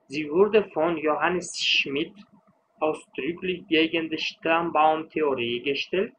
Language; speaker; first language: German; non-native, fluent; Uzbek